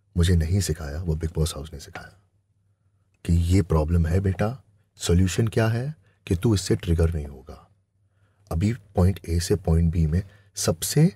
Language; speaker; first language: Hindi; native; Hindi